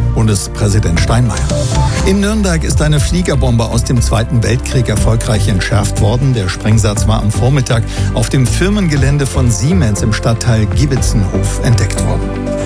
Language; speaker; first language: German; native; German